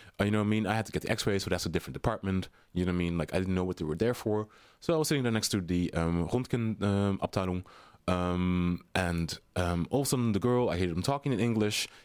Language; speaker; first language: English; non-native, fluent; Dutch